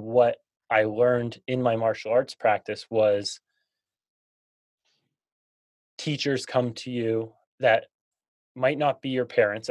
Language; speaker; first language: English; native; English